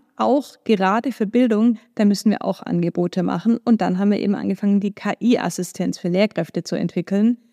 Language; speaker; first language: German; native; German